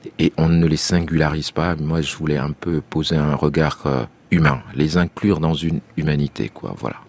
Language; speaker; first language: French; non-native, local second language; Arabic